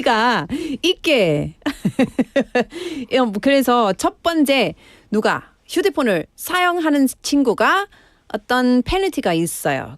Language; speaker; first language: Korean; non-native, learner; English